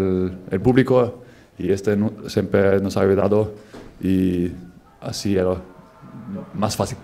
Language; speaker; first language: Spanish; non-native, fluent; German